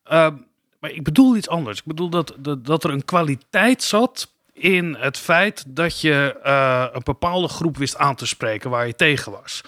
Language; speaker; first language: Dutch; native; Dutch